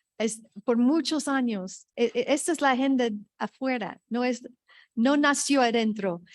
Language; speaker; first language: Spanish; non-native, fluent; English